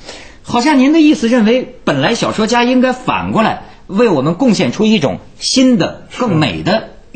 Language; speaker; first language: Chinese; native; Chinese